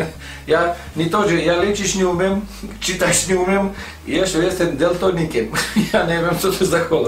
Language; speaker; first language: Polish; non-native, fluent; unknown